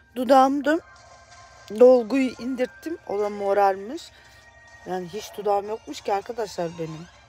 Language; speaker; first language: Turkish; native; Turkish